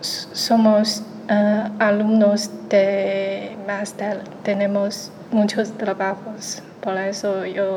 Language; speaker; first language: Spanish; non-native, learner; Chinese